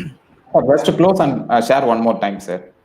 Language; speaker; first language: English; non-native, local second language; Tamil